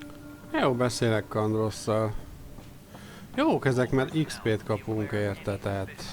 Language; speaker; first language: Hungarian; native; Hungarian